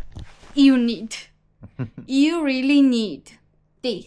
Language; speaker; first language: English; non-native, learner; Georgian